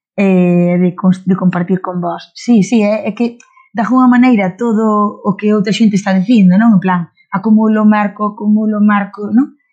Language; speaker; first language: Galician; non-native, local second language; Spanish